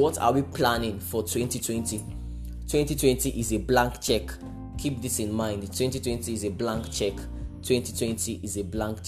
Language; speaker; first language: English; non-native, local second language; Igbo